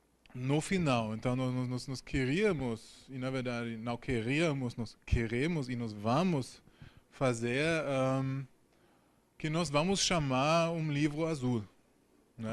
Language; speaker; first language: Portuguese; non-native, fluent; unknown